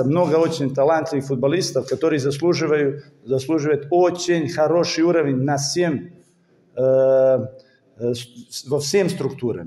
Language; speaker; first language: Russian; non-native, fluent; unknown